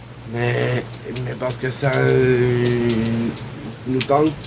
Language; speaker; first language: French; native; French